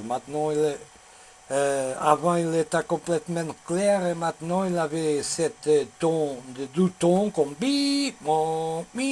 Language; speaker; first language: French; non-native, learner; Portuguese